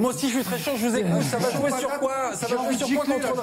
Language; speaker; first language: French; native; French